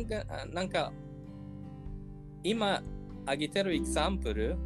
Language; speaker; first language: Japanese; non-native, learner; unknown